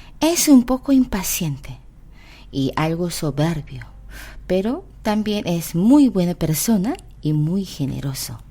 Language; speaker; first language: Spanish; non-native, fluent; Korean